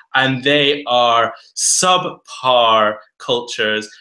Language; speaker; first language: English; native; English